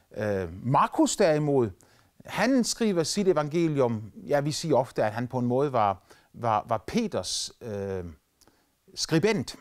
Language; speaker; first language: Danish; native; Danish